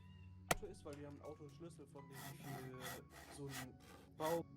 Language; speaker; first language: German; native; German